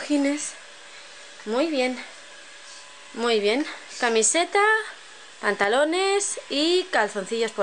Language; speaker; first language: Spanish; native; Spanish